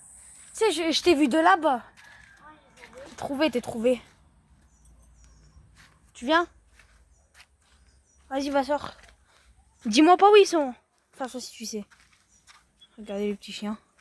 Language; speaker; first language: French; native; French